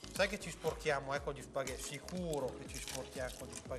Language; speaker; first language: Italian; native; Italian